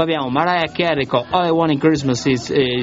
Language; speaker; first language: Italian; native; Italian